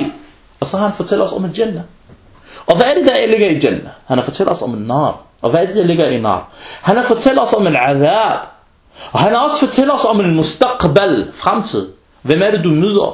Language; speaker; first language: Danish; early bilingual, other home language; Arabic